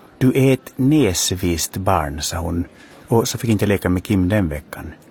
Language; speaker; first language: Swedish; native; Swedish